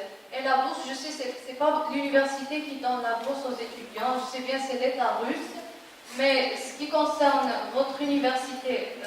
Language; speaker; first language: French; non-native, local second language; Arabic